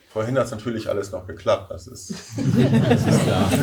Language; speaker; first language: German; native; German